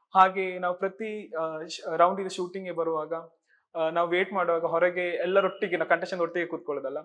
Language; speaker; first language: Kannada; non-native, local second language; Malayalam